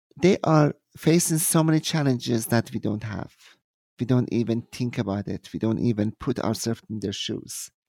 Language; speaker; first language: English; non-native, fluent; Persian